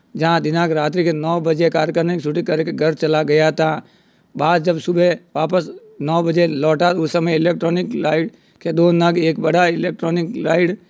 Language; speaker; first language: Hindi; native; Hindi